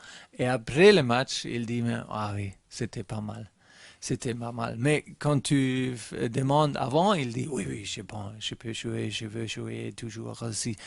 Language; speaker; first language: French; non-native, learner; German